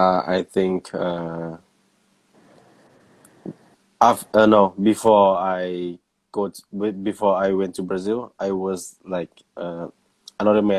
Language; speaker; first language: English; non-native, learner; Thai